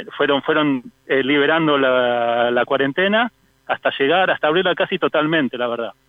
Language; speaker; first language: Spanish; native; Spanish